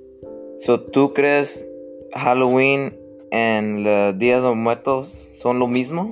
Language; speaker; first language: Spanish; early bilingual, heritage; Spanish